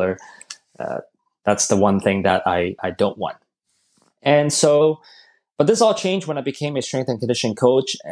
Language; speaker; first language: English; non-native, local second language; Cantonese